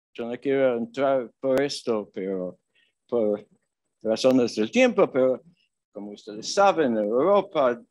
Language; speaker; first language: Spanish; non-native, fluent; Polish